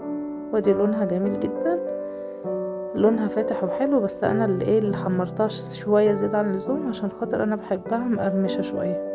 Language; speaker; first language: Arabic; native; Arabic